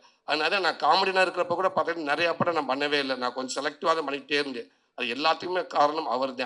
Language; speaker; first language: Tamil; native; Tamil